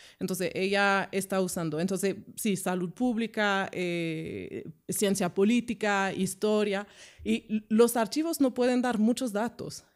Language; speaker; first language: Spanish; non-native, fluent; French